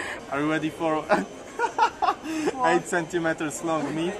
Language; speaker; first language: English; non-native, fluent; Polish